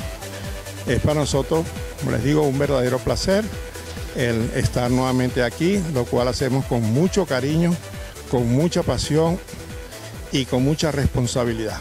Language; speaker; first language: Spanish; native; Spanish